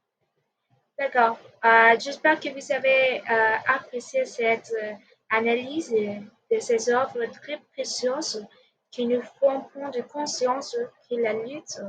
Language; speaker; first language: French; non-native, learner; Spanish